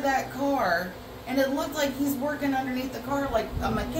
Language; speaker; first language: English; native; English